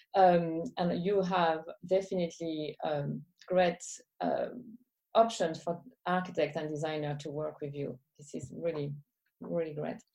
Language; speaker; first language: English; non-native, fluent; French